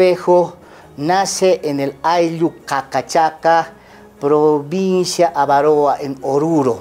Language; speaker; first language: Spanish; native; Spanish